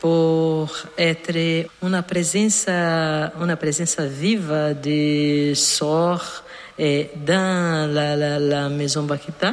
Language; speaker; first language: French; non-native, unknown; Portuguese